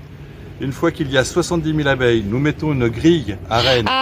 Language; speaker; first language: French; native; French